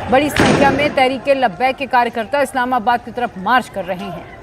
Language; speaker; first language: Hindi; native; Hindi